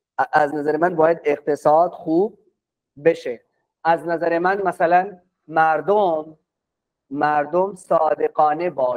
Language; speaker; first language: Persian; non-native, fluent; Urdu